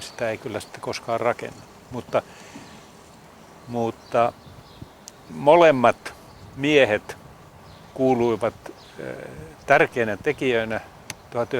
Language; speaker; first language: Finnish; native; Finnish